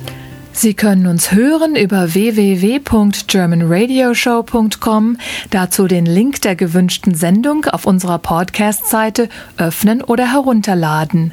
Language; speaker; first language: German; native; German